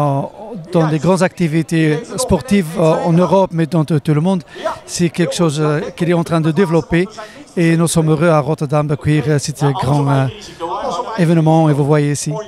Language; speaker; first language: French; non-native, fluent; Dutch